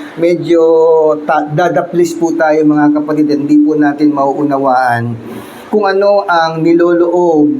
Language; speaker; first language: Filipino; native; Filipino